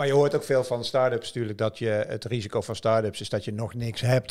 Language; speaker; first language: Dutch; native; Dutch